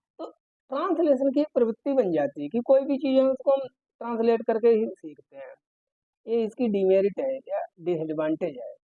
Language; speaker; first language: Hindi; native; Hindi